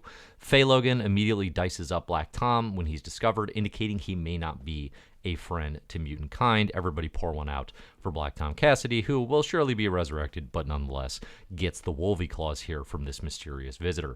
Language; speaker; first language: English; native; English